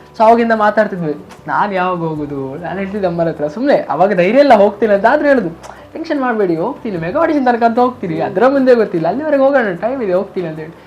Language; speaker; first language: Kannada; native; Kannada